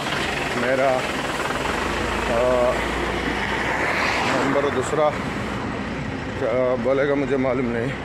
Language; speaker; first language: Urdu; non-native, learner; Malayalam